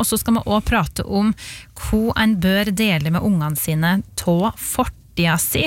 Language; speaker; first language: Norwegian; native; Norwegian